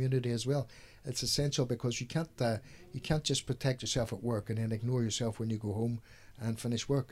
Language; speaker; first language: English; native; English